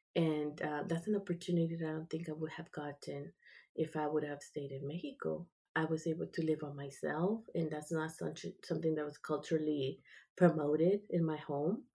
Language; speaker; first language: English; early bilingual, other home language; Spanish